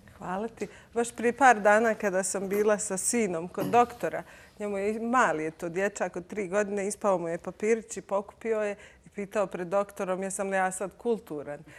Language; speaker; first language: Bosnian; native; Bosnian